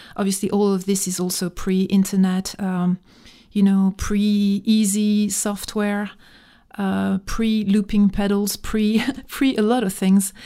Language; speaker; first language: English; non-native, fluent; French